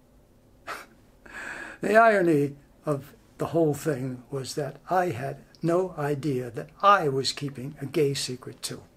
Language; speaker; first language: English; native; English